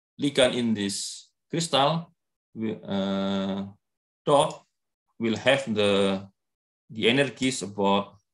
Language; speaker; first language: English; non-native, learner; Indonesian